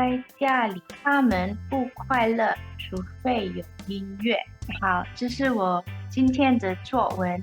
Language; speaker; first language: Chinese; non-native, learner; English